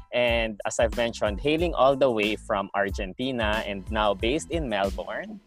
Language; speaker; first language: English; non-native, local second language; Filipino